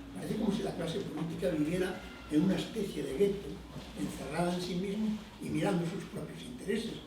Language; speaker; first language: Spanish; non-native, local second language; Galician